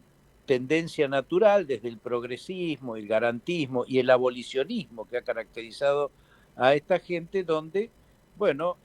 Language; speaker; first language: Spanish; native; Spanish